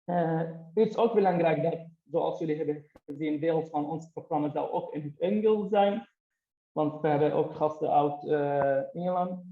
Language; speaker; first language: Dutch; non-native, fluent; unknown